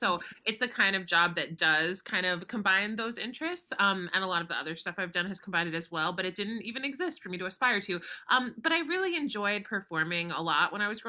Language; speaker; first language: English; native; English